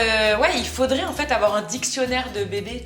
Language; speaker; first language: French; native; French